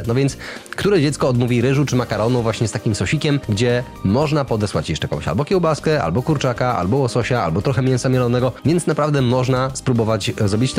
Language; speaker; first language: Polish; native; Polish